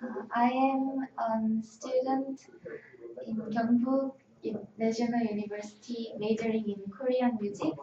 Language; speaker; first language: English; non-native, learner; Korean